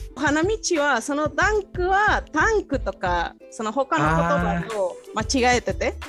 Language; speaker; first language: Japanese; non-native, fluent; Spanish